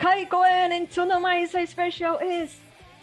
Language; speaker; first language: English; non-native, fluent; Portuguese